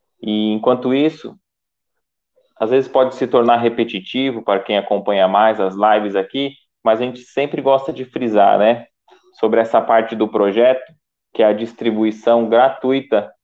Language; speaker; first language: Portuguese; native; Portuguese